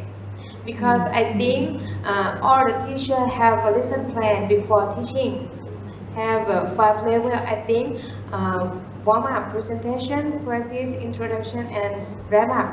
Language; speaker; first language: English; non-native, learner; Thai